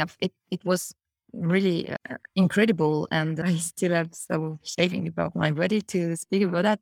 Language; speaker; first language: English; non-native, fluent; French